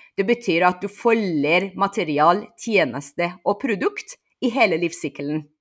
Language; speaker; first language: Norwegian; non-native, fluent; Persian